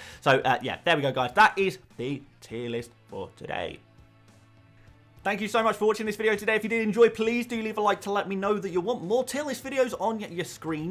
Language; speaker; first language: English; native; English